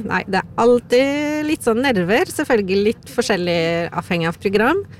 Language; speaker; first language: Norwegian; non-native, fluent; Polish